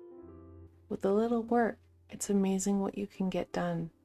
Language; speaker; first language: English; native; English